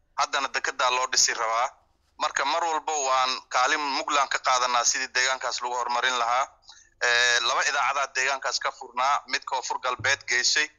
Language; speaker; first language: Somali; non-native, local second language; Swahili